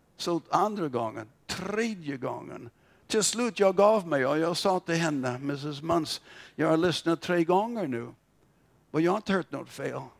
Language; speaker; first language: Swedish; non-native, fluent; English